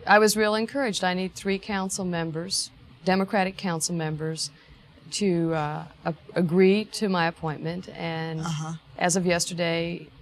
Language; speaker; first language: English; native; English